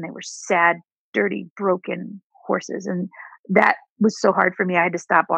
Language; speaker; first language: English; native; English